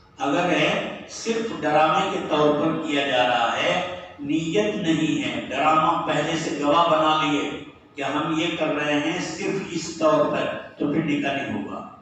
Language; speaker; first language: Urdu; native; Urdu